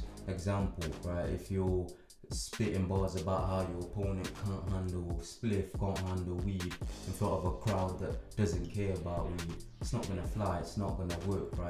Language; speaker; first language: English; native; English